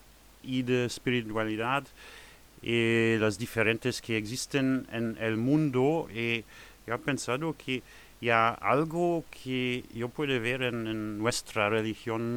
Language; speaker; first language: Spanish; non-native, fluent; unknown